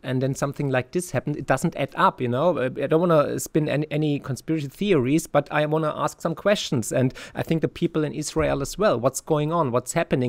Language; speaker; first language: English; non-native, fluent; German